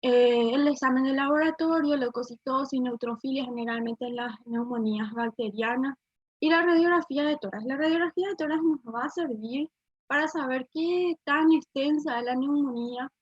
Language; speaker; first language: Spanish; native; Spanish